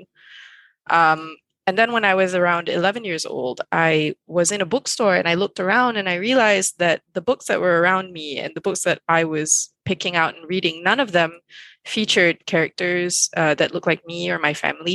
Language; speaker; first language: English; non-native, local second language; Malay